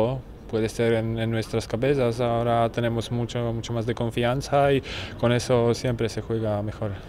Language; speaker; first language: Spanish; non-native, fluent; Czech